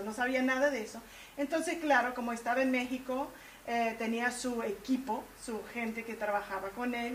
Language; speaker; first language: Spanish; early bilingual, heritage; Spanish